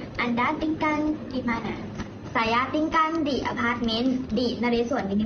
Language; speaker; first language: Indonesian; non-native, learner; Thai